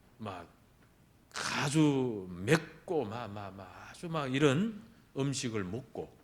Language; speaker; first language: Korean; early bilingual, heritage; Korean